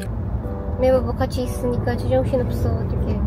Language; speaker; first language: Korean; non-native, learner; Filipino